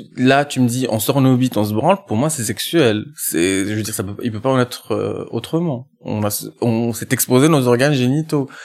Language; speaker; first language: French; non-native, local second language; Arabic